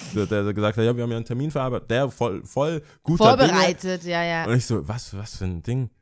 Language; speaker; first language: German; native; German